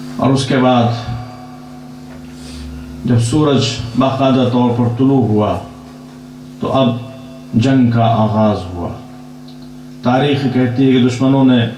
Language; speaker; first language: Urdu; native; Urdu